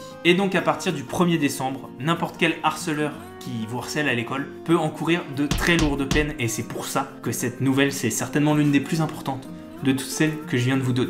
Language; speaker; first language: French; native; French